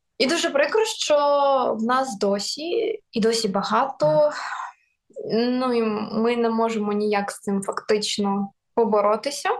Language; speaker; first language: Ukrainian; non-native, local second language; Russian